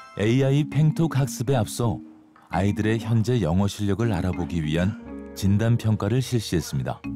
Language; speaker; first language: Korean; native; Korean